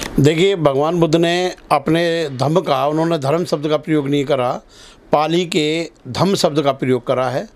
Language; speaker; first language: Hindi; native; Hindi